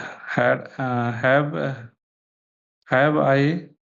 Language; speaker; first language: English; non-native, learner; Hindi